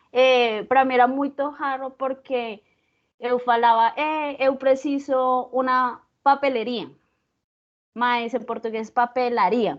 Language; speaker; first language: Portuguese; non-native, learner; Spanish